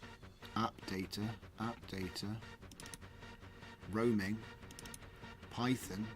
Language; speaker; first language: English; native; English